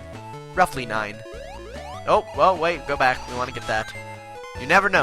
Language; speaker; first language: English; native; English